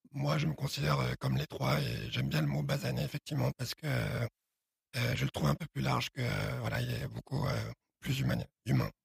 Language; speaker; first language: French; early bilingual, other home language; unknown